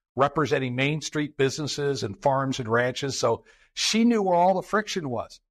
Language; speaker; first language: English; native; English